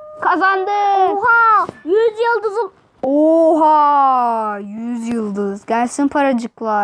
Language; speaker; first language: Turkish; native; Turkish